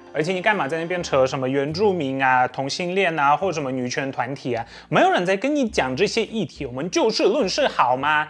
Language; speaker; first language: Chinese; native; Chinese